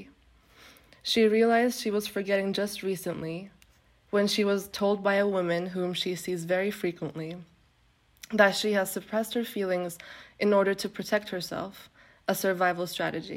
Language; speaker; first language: English; non-native, fluent; Turkish